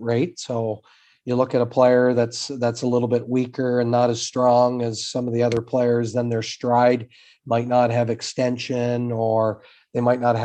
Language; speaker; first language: English; native; English